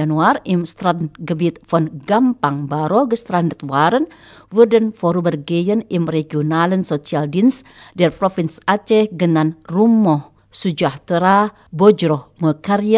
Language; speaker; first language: German; non-native, fluent; Indonesian